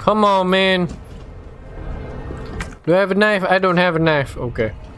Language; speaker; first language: English; non-native, local second language; Malay